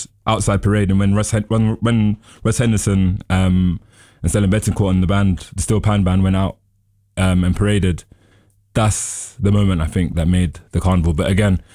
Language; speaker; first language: English; native; English